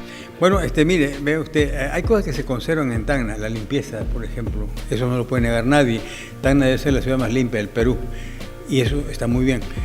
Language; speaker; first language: Spanish; native; Spanish